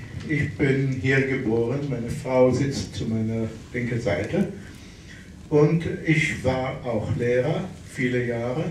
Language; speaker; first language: German; early bilingual, heritage; German